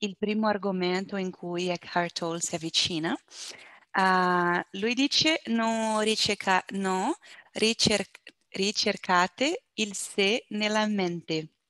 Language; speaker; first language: Italian; non-native, learner; Portuguese